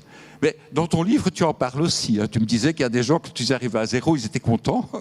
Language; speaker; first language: French; native; French